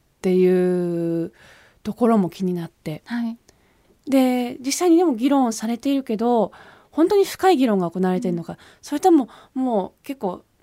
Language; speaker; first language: Japanese; early bilingual, heritage; Japanese